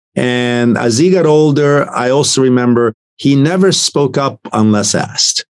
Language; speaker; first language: English; non-native, fluent; Italian